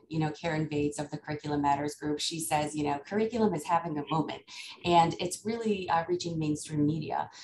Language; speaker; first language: English; native; English